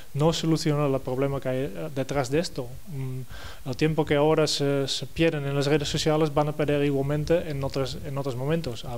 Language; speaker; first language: Spanish; non-native, fluent; Dutch